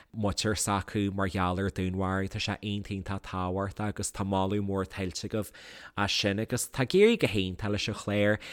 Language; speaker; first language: Irish; native; Irish